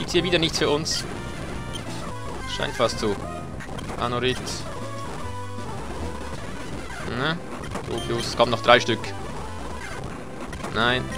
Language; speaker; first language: German; native; German